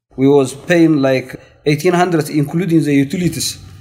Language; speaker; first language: English; non-native, learner; Tigrinya